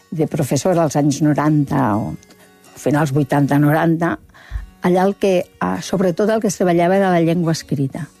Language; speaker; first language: Catalan; native; Catalan